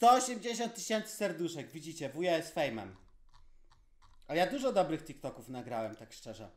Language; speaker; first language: Polish; native; Polish